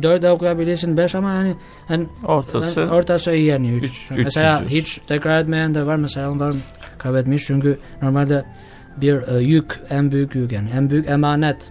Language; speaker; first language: Turkish; non-native, learner; Albanian